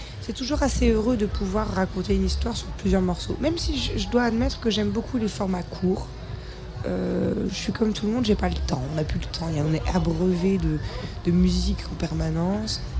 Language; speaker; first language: French; native; French